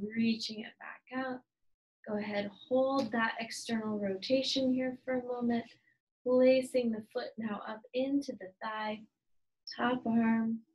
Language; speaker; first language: English; native; English